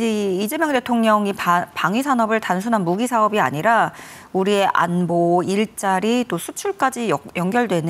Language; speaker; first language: Korean; native; Korean